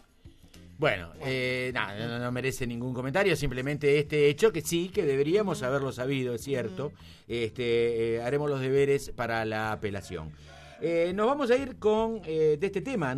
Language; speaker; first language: Spanish; native; Spanish